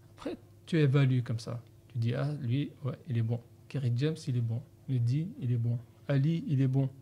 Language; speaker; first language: French; non-native, fluent; Arabic